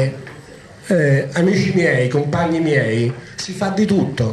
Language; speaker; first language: Italian; native; Italian